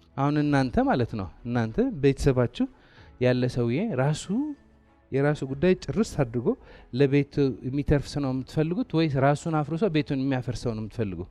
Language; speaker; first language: Amharic; non-native, local second language; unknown